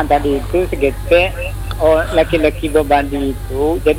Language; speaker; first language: Indonesian; native; Indonesian